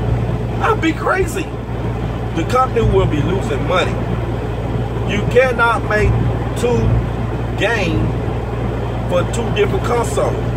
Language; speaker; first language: English; native; English